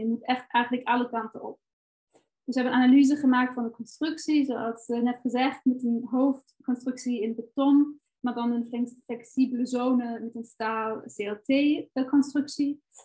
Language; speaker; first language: Dutch; non-native, fluent; German